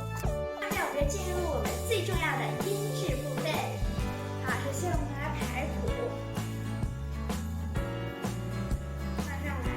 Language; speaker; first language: Chinese; early bilingual, heritage; Chinese